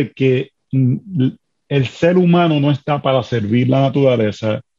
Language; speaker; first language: Spanish; native; Spanish